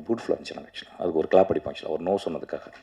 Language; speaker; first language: Tamil; native; Tamil